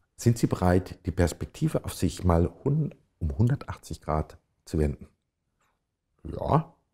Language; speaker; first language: German; native; German